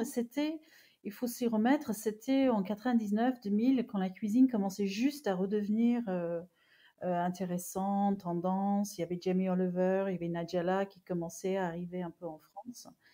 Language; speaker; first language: French; non-native, fluent; English